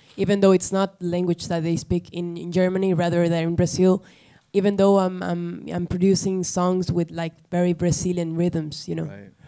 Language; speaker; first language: English; non-native, fluent; Spanish